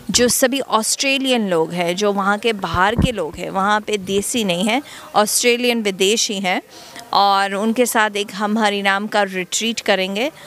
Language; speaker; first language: Hindi; non-native, fluent; English